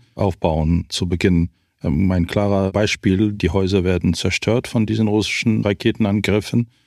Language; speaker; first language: German; non-native, fluent; Ukrainian